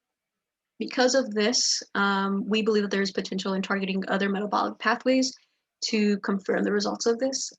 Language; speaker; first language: English; native; English